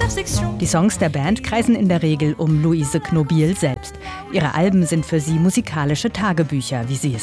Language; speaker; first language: German; native; German